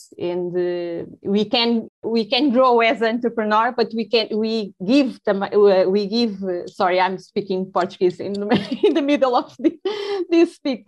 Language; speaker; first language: English; non-native, learner; Portuguese